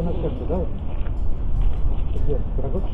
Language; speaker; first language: Russian; native; Russian